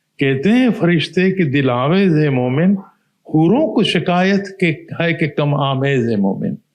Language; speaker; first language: Urdu; non-native, local second language; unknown